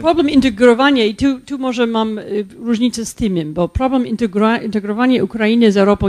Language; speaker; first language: Polish; non-native, fluent; English